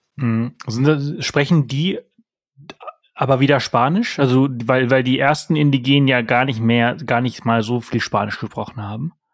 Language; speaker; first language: German; early bilingual, heritage; German